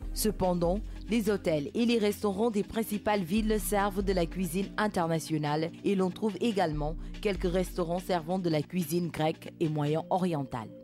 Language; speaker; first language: French; non-native, local second language; Wolof